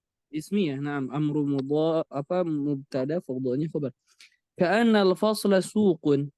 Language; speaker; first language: Arabic; non-native, fluent; Indonesian